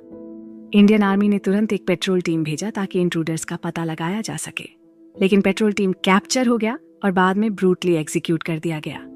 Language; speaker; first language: Hindi; native; Hindi